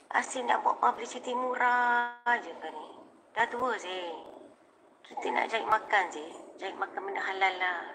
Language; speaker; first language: Malay; native; Malay